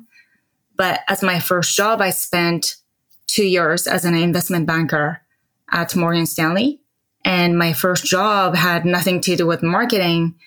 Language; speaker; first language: English; non-native, fluent; Japanese